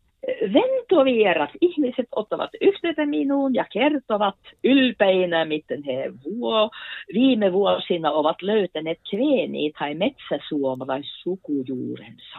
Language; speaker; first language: Finnish; non-native, fluent; Norwegian